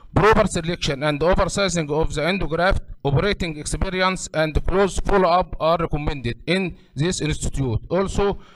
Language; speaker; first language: English; non-native, fluent; Arabic